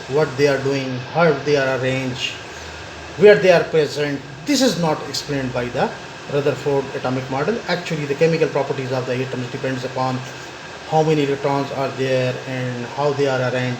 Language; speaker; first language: English; non-native, local second language; Pashto